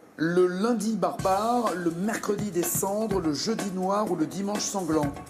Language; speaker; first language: French; native; French